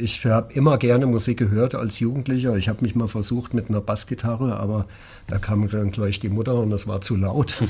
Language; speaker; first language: German; native; German